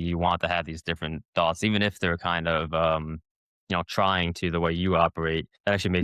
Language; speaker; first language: English; native; English